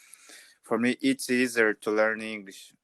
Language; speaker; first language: English; non-native, learner; Portuguese